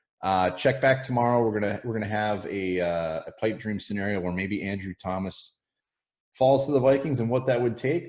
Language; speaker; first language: English; native; English